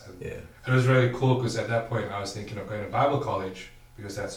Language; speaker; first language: English; native; English